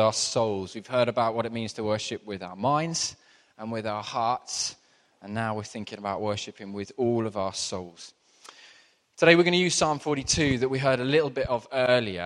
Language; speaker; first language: English; native; English